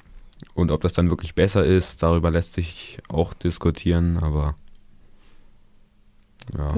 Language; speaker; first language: German; native; German